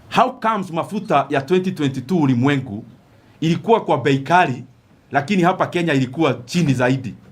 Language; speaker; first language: Swahili; non-native, local second language; Kikuyu